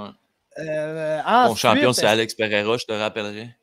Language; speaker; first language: French; native; French